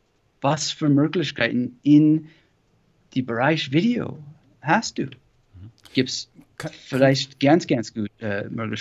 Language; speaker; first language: German; non-native, learner; English